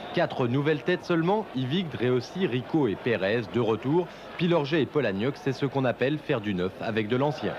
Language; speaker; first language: French; native; French